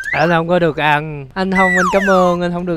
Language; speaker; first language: Vietnamese; native; Vietnamese